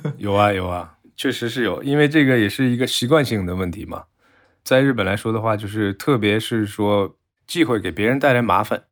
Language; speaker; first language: Chinese; non-native, fluent; Japanese